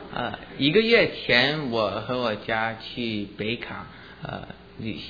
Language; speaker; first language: Chinese; early bilingual, heritage; English